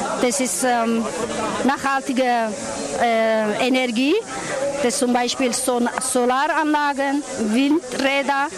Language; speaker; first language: German; non-native, learner; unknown